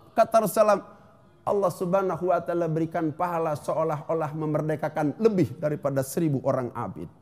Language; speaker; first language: Indonesian; non-native, local second language; Sundanese